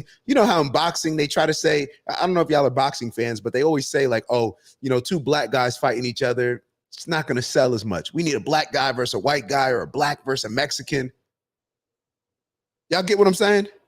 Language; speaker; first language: English; native; English